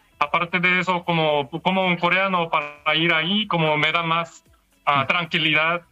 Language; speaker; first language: Spanish; non-native, fluent; Korean